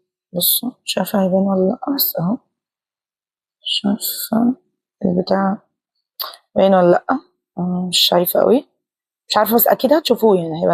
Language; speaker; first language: Arabic; native; Arabic